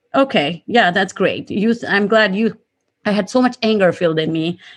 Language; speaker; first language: English; non-native, local second language; Gujarati